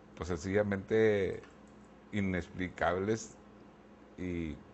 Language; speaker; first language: Spanish; native; Spanish